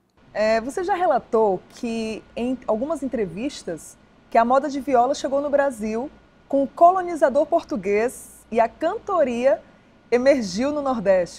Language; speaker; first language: Portuguese; native; Portuguese